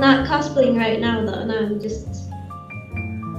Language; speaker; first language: English; non-native, fluent; Swedish